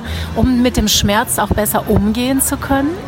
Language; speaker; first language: German; native; German